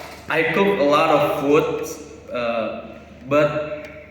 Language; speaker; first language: English; non-native, learner; Indonesian